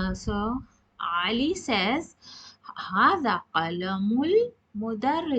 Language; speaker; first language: Arabic; non-native, fluent; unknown